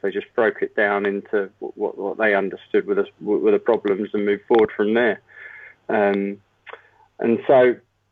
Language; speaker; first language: English; native; English